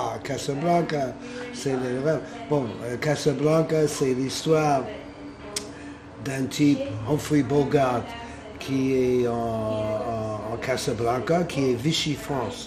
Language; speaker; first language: French; non-native, fluent; English